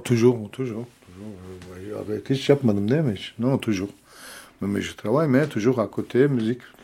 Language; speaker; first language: French; non-native, learner; Turkish